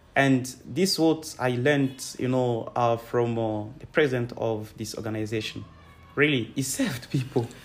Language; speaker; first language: English; non-native, fluent; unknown